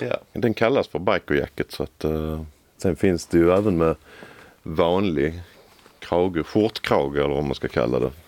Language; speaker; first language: Swedish; native; Swedish